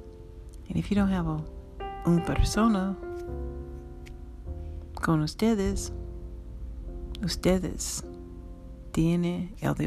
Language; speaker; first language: Spanish; non-native, learner; English